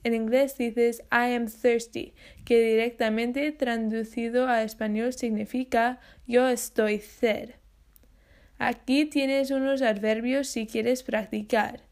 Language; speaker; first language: Spanish; non-native, fluent; English